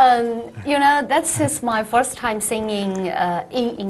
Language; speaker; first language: English; non-native, learner; Chinese